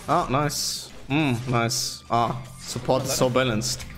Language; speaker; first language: German; native; German